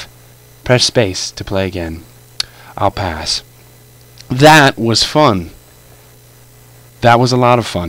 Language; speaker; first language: English; native; English